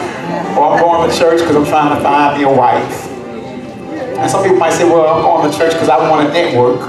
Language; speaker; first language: English; native; English